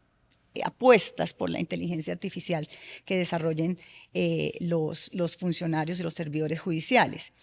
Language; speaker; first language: Spanish; native; Spanish